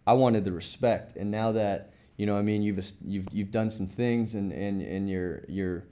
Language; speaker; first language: English; native; English